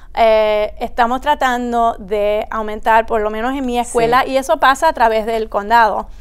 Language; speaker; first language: Spanish; early bilingual, heritage; Spanish